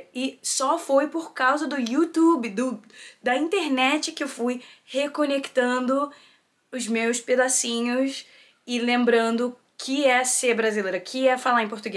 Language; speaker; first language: Portuguese; early bilingual, heritage; Portuguese